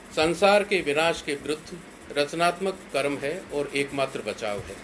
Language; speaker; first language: Hindi; native; Hindi